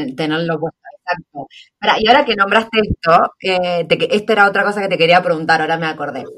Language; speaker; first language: Spanish; native; Spanish